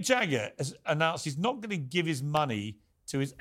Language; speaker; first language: English; native; English